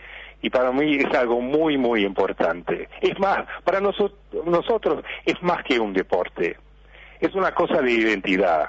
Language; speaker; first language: Spanish; early bilingual, heritage; Spanish